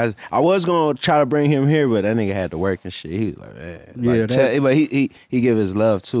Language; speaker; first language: English; native; English